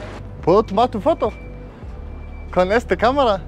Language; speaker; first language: Spanish; non-native, learner; Danish